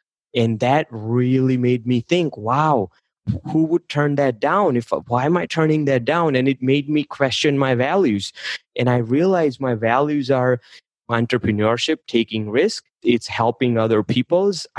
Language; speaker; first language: English; non-native, local second language; Gujarati